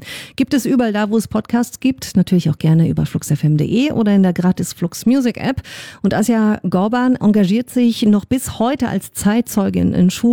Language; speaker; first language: German; native; German